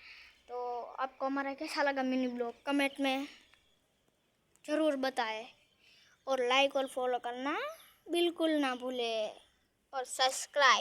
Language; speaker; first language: Hindi; non-native, local second language; Gujarati